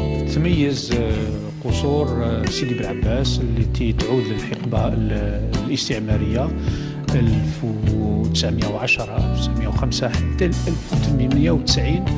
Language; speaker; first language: Arabic; native; Arabic